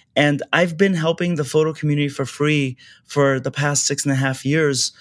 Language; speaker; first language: English; early bilingual, other home language; Persian